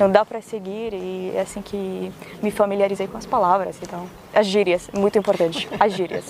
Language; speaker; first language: Portuguese; non-native, fluent; Macedonian